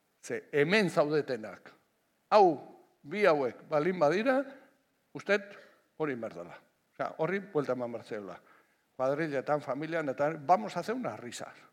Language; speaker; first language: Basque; non-native, local second language; Spanish